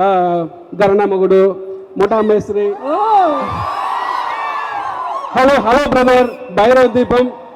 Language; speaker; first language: Telugu; non-native, local second language; Tamil